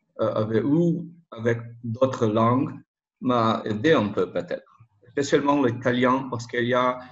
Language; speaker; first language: French; non-native, learner; Portuguese